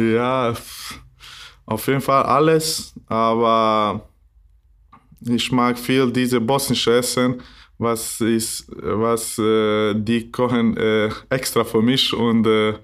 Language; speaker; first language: German; non-native, learner; Bosnian